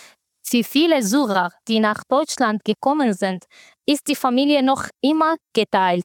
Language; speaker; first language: German; non-native, fluent; Arabic